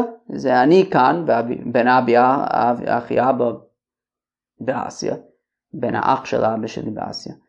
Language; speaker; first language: Hebrew; non-native, fluent; English